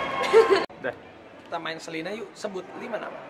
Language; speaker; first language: Indonesian; native; Indonesian